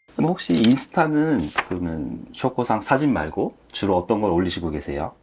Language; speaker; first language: Korean; native; Korean